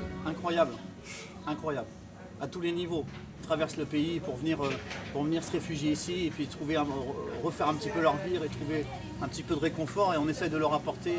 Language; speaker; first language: French; native; French